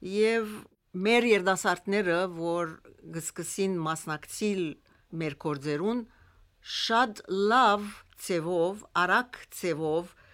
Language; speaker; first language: Armenian; early bilingual, heritage; Armenian